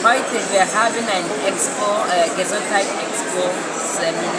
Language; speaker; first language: German; non-native, learner; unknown